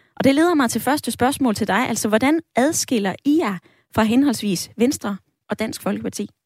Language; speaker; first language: Danish; native; Danish